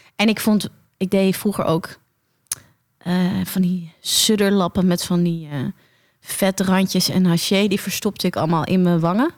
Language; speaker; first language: Dutch; native; Dutch